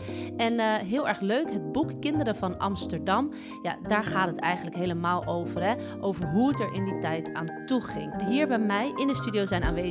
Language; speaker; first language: Dutch; native; Dutch